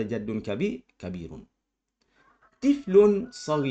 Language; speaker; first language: Arabic; non-native, fluent; Malay